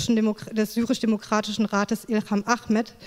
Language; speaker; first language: German; native; German